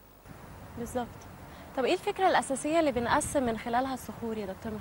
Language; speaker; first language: Arabic; native; Arabic